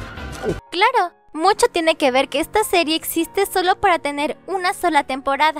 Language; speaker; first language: Spanish; native; Spanish